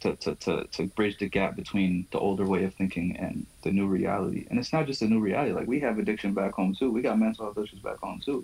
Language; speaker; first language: English; early bilingual, other home language; Somali